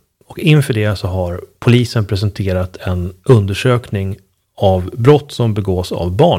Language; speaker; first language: Swedish; native; Swedish